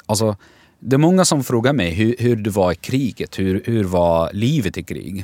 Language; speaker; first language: Swedish; non-native, learner; Arabic